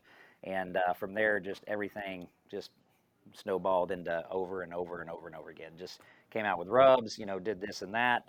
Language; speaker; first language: English; native; English